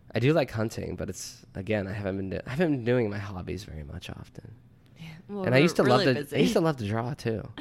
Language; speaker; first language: English; native; English